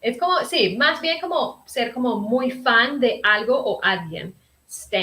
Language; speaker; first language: Spanish; early bilingual, heritage; Spanish